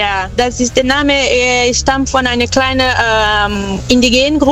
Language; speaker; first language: German; non-native, fluent; Portuguese